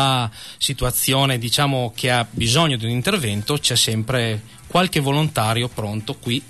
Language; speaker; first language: Italian; native; Italian